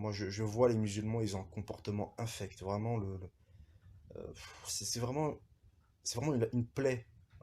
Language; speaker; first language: French; early bilingual, other home language; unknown